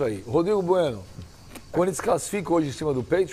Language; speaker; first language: Portuguese; native; Portuguese